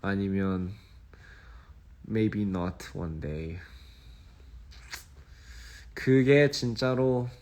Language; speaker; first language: Korean; early bilingual, heritage; English